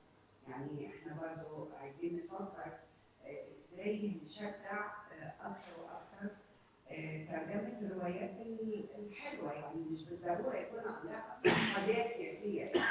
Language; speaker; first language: Arabic; native; Arabic